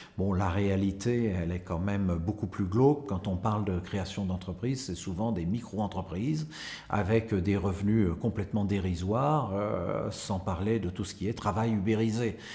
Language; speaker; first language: French; native; French